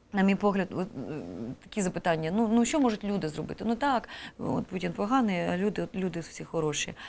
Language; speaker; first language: Ukrainian; native; Ukrainian